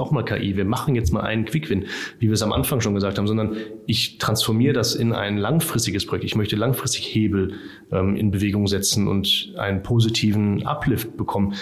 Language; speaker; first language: German; native; German